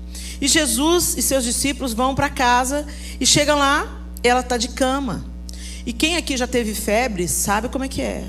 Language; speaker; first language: Portuguese; native; Portuguese